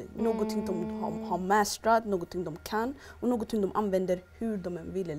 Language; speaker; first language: Swedish; early bilingual, other home language; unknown